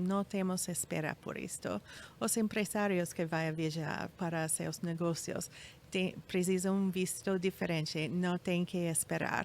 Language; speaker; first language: Portuguese; non-native, fluent; English